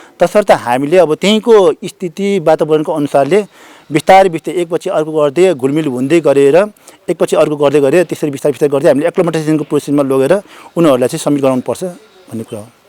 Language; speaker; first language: Nepali; non-native, local second language; Sherpa